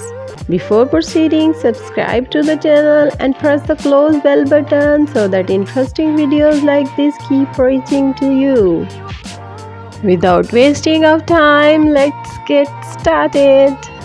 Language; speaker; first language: English; non-native, fluent; Urdu